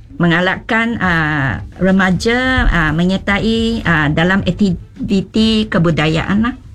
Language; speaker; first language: Malay; non-native, local second language; Chinese